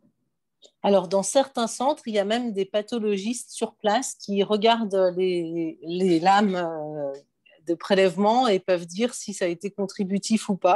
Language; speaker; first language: French; native; French